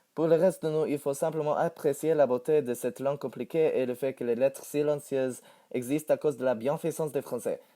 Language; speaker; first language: French; non-native, fluent; English